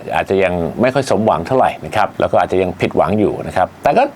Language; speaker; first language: Thai; native; Thai